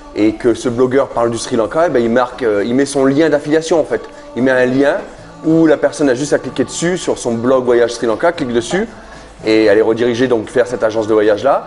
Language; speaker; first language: French; native; French